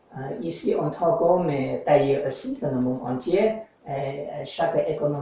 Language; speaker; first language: French; non-native, learner; English